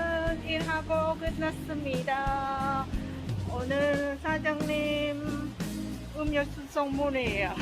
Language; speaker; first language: Korean; non-native, learner; Vietnamese